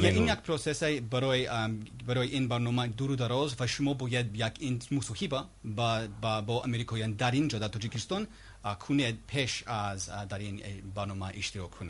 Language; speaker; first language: Persian; non-native, learner; English